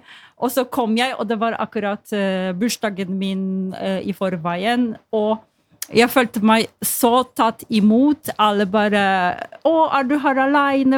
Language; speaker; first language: Norwegian; non-native, fluent; Polish